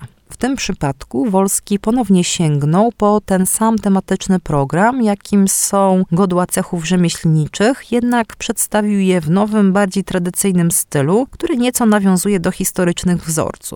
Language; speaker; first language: Polish; native; Polish